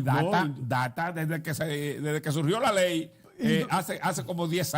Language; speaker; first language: Spanish; native; Spanish